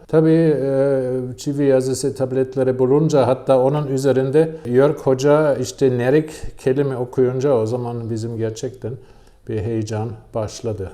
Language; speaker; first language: Turkish; non-native, fluent; German